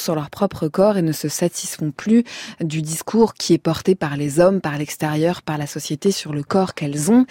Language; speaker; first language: French; native; French